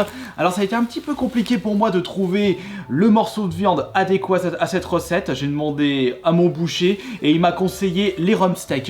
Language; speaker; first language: French; native; French